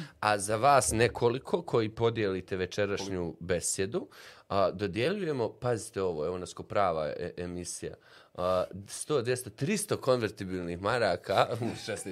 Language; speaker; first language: Bosnian; native; Bosnian